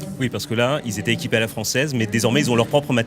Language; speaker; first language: French; native; French